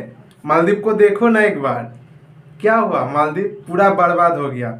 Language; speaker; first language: Hindi; non-native, local second language; Bangla